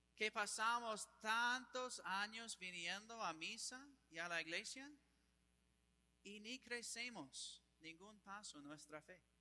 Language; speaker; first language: Spanish; non-native, fluent; English